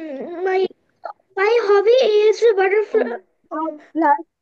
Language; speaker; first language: English; non-native, learner; Bangla